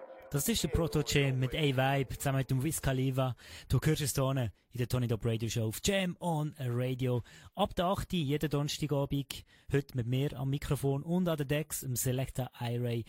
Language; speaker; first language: German; native; German